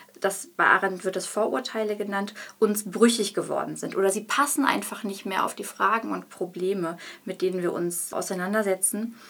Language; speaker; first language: German; native; German